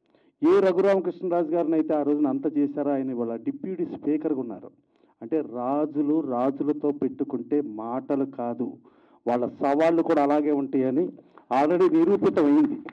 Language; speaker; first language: Telugu; native; Telugu